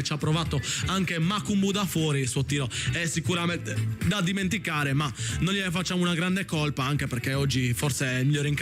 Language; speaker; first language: Italian; native; Italian